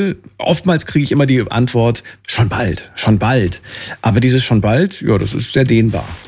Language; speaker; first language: German; native; German